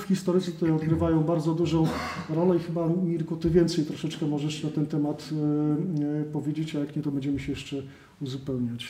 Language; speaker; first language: Polish; native; Polish